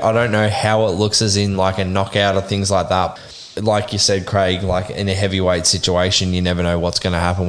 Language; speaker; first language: English; native; English